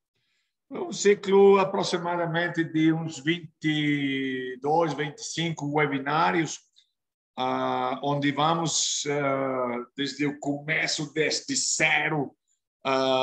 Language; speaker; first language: Portuguese; non-native, fluent; Spanish